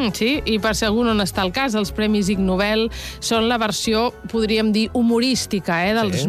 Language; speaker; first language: Catalan; native; Catalan